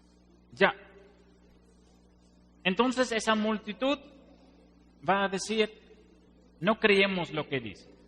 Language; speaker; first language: Spanish; non-native, fluent; Dutch